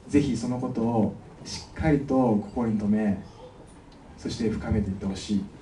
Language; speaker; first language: Japanese; native; Japanese